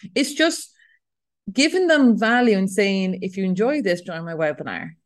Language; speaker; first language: English; native; English